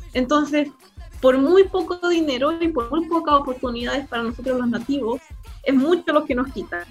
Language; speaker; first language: Spanish; native; Spanish